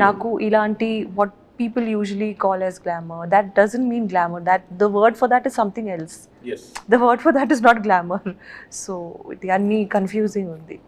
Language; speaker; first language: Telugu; non-native, learner; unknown